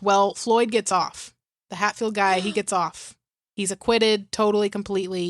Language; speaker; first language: English; native; English